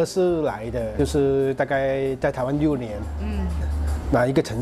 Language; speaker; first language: Chinese; non-native, local second language; Cantonese